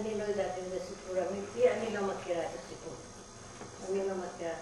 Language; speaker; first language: Hebrew; non-native, fluent; German